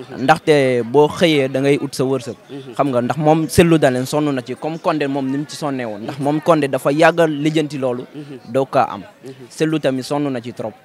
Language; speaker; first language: Wolof; native; Wolof